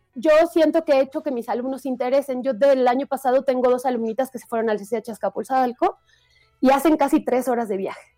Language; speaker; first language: Spanish; native; Spanish